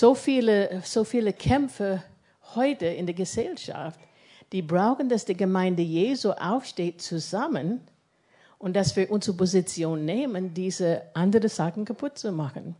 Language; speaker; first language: German; non-native, fluent; English